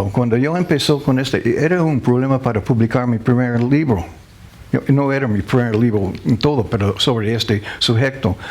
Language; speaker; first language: Spanish; non-native, learner; English